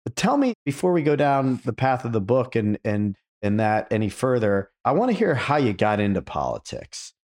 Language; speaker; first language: English; native; English